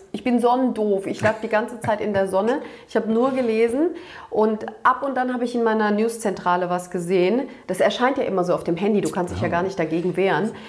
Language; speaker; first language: German; early bilingual, other home language; Turkish